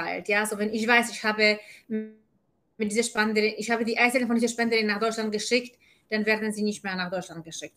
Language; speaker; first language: German; non-native, fluent; Polish